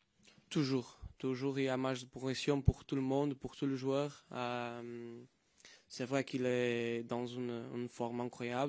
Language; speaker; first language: French; non-native, fluent; Portuguese